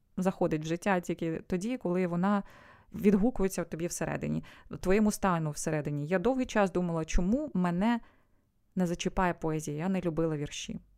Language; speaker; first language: Ukrainian; non-native, local second language; Russian